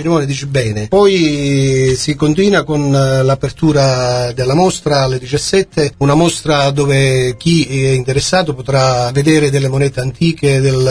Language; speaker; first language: Italian; native; Italian